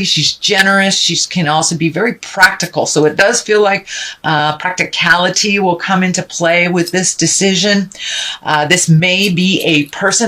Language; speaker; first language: English; native; English